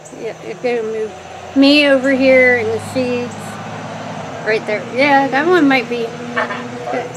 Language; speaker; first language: English; native; English